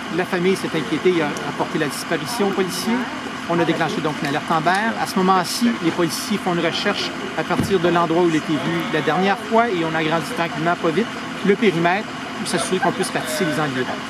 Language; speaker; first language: French; native; French